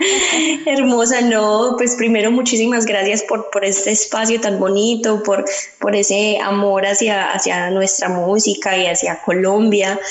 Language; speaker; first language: Spanish; early bilingual, heritage; Spanish